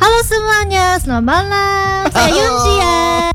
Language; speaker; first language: Indonesian; non-native, learner; Korean